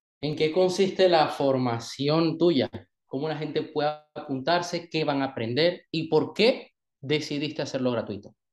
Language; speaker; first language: Spanish; native; Spanish